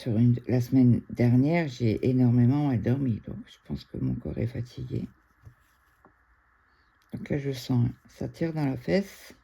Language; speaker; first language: French; native; French